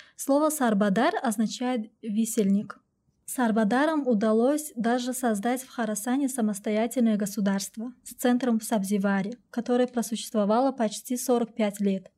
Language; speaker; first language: Russian; non-native, local second language; Tajik